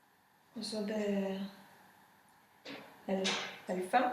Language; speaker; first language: Danish; non-native, fluent; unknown